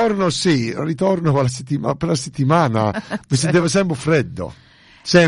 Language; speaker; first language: Italian; early bilingual, heritage; Italian